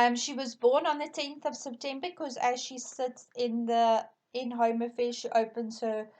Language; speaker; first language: English; non-native, local second language; Afrikaans